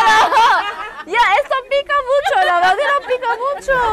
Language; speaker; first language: Spanish; non-native, learner; Korean